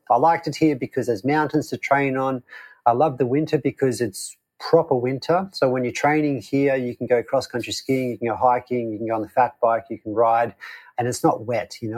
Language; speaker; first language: English; native; English